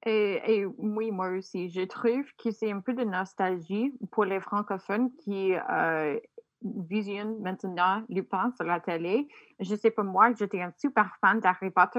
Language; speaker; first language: French; non-native, fluent; English